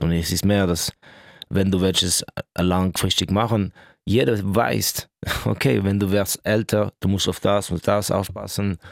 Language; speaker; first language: German; non-native, local second language; French